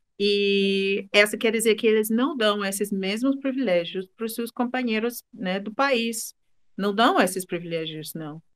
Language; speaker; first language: Portuguese; non-native, fluent; English